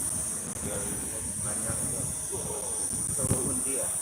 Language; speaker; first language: Spanish; non-native, learner; English